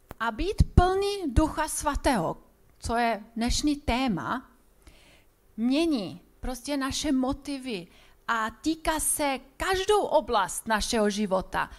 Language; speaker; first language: Czech; non-native, fluent; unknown